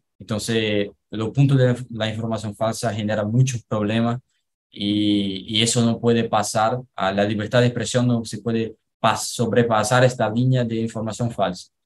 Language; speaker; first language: Spanish; non-native, learner; Portuguese